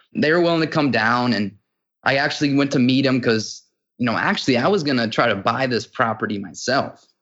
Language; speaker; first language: English; native; English